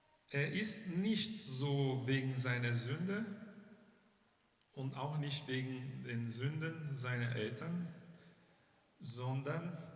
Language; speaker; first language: German; non-native, fluent; Portuguese